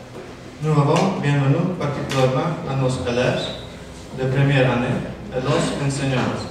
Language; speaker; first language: French; non-native, learner; Slovak